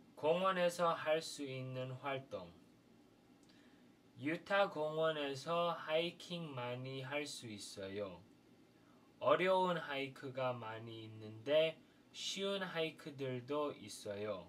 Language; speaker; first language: Korean; non-native, fluent; English